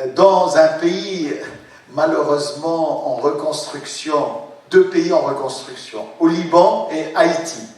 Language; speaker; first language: French; non-native, local second language; Arabic